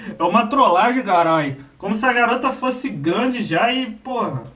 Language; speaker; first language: Portuguese; native; Portuguese